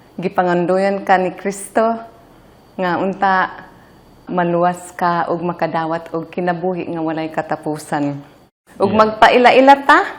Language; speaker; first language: Cebuano; non-native, fluent; English